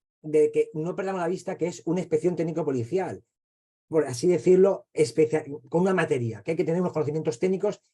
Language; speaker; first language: Spanish; native; Spanish